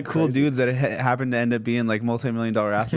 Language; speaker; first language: English; native; English